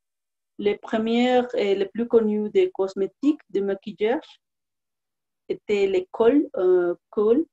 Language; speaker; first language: French; non-native, learner; Spanish